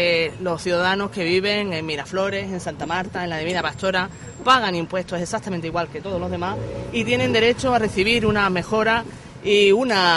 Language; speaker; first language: Spanish; native; Spanish